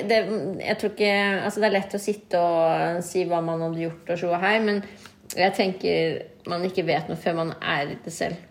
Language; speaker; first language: Norwegian; early bilingual, other home language; Kurdish